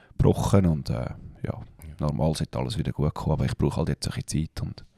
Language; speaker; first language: German; native; German